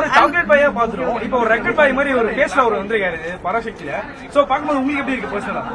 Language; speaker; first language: Tamil; native; Tamil